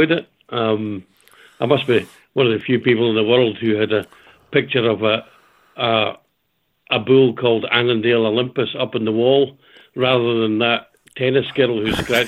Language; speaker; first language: English; native; English